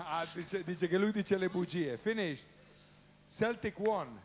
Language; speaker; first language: Italian; native; Italian